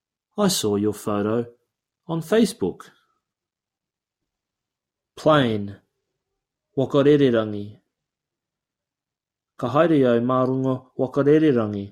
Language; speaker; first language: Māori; non-native, fluent; English